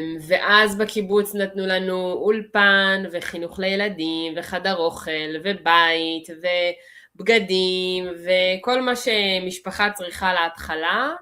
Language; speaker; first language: Hebrew; early bilingual, other home language; Russian